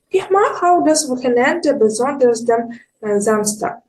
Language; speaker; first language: German; non-native, learner; Ukrainian